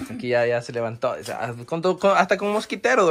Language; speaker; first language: Spanish; native; Spanish